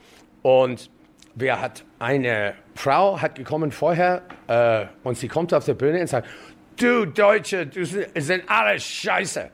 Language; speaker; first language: German; non-native, learner; English